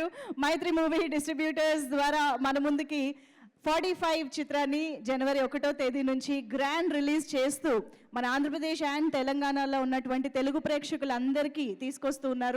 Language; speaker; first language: Telugu; native; Telugu